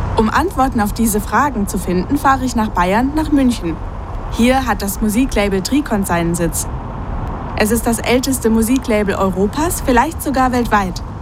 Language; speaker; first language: German; native; German